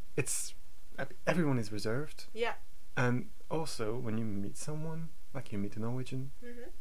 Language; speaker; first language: English; non-native, fluent; French